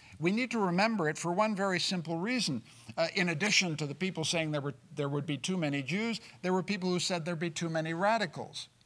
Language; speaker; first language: English; native; English